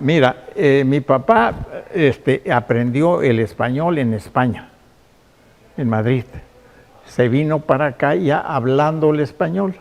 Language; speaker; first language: Spanish; native; Spanish